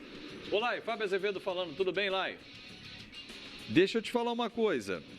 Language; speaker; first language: Portuguese; native; Portuguese